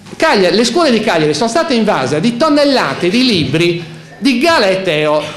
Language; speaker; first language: Italian; native; Italian